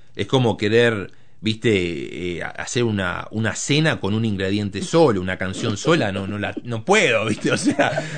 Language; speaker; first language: Spanish; native; Spanish